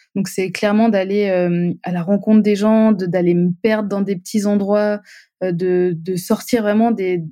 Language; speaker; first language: French; native; French